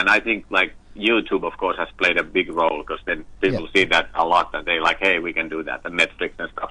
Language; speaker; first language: English; non-native, fluent; Finnish